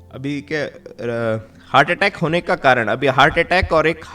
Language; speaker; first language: Hindi; non-native, local second language; Kannada